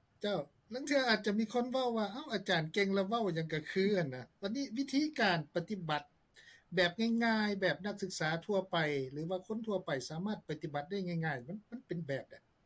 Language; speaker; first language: Lao; native; Lao